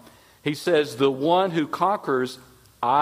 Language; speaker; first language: English; native; English